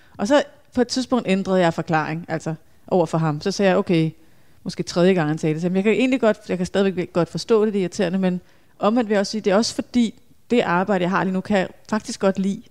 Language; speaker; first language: Danish; native; Danish